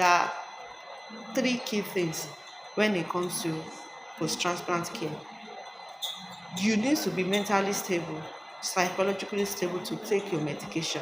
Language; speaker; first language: English; non-native, local second language; Yoruba